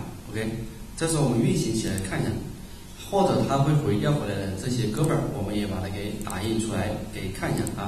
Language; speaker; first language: Chinese; native; Chinese